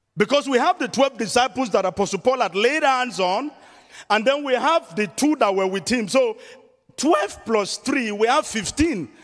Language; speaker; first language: English; non-native, local second language; Yoruba